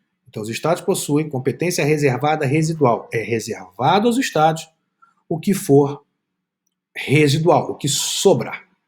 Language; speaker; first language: Portuguese; native; Portuguese